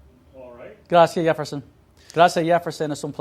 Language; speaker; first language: Spanish; non-native, fluent; English